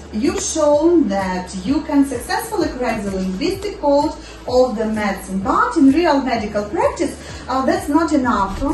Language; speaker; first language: English; non-native, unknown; Ukrainian